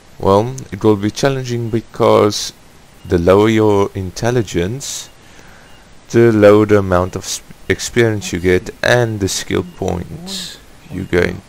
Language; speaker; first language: English; non-native, fluent; Afrikaans